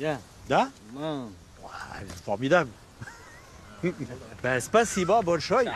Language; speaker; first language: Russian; non-native, learner; French